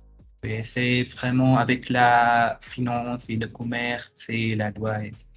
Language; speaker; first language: French; non-native, fluent; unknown